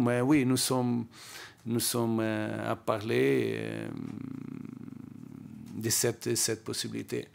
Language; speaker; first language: French; non-native, learner; Portuguese